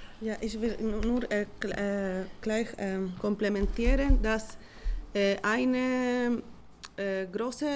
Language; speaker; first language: German; non-native, learner; Spanish